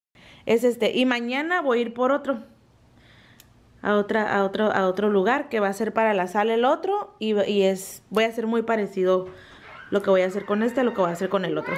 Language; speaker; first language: Spanish; native; Spanish